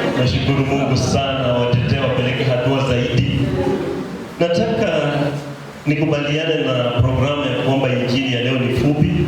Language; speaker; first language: Swahili; native; Swahili